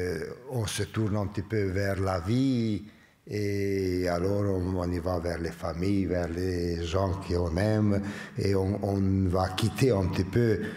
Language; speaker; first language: French; non-native, fluent; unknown